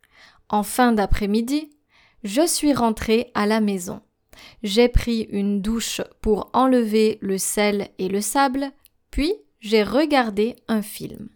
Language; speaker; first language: French; non-native, fluent; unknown